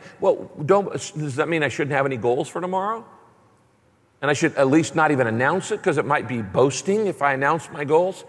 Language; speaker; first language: English; native; English